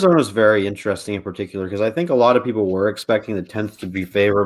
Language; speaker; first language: English; native; English